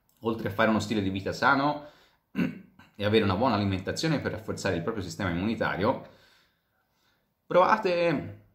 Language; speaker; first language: Italian; native; Italian